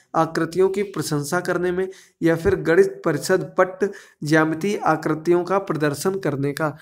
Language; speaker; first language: Hindi; native; Hindi